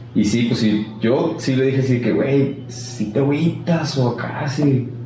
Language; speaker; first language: Spanish; native; Spanish